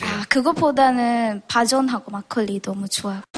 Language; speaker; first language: Korean; non-native, learner; Sinhala